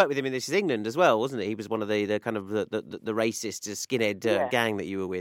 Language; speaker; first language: English; native; English